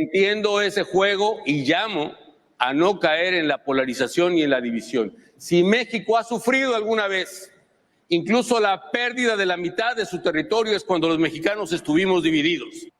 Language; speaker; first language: Spanish; native; Spanish